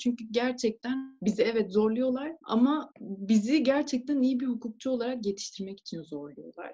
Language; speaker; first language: Turkish; native; Turkish